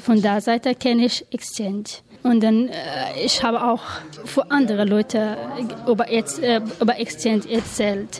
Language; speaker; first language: German; non-native, learner; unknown